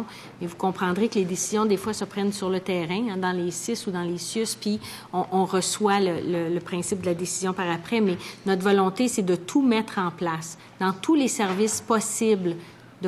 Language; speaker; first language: French; native; French